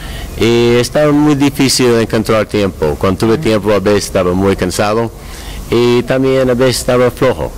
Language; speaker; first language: Spanish; non-native, learner; English